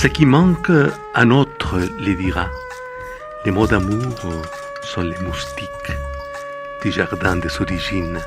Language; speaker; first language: French; non-native, fluent; Spanish